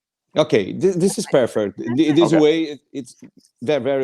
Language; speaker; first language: English; non-native, fluent; Portuguese